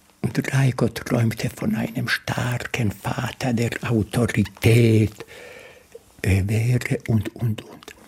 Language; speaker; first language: German; non-native, fluent; Bosnian